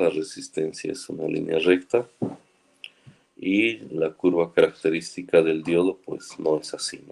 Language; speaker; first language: Spanish; native; Spanish